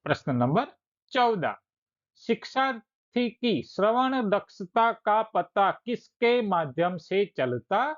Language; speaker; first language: Hindi; non-native, local second language; Gujarati